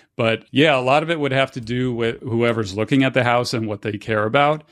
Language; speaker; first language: English; native; English